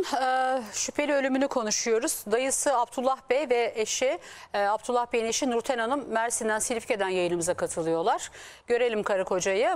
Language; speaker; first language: Turkish; native; Turkish